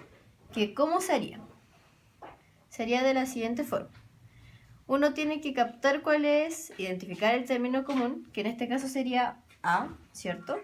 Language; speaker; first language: Spanish; native; Spanish